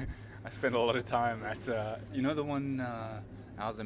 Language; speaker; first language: English; native; English